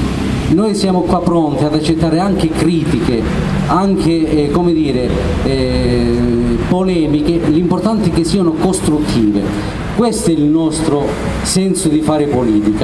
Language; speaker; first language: Italian; native; Italian